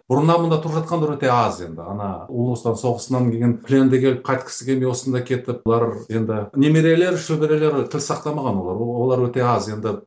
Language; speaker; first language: Kazakh; native; Kazakh